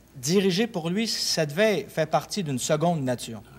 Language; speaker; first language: French; native; French